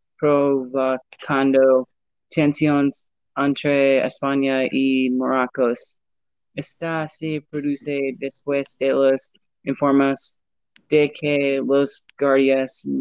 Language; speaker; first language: Spanish; non-native, learner; English